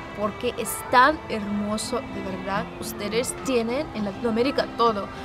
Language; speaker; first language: Spanish; non-native, fluent; Russian